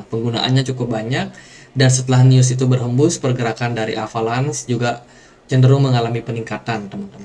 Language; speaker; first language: Indonesian; native; Indonesian